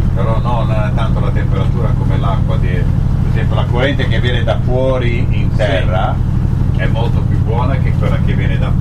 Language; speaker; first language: Italian; native; Italian